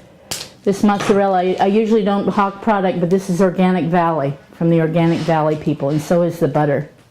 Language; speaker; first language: English; native; English